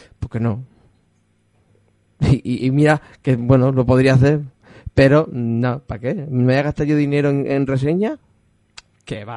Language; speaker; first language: Spanish; native; Spanish